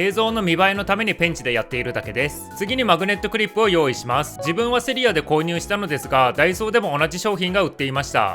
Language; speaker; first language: Japanese; native; Japanese